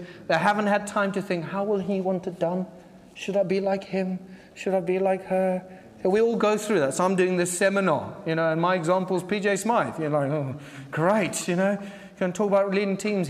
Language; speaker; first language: English; native; English